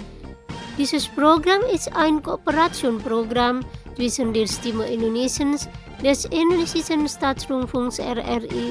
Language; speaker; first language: German; non-native, learner; Indonesian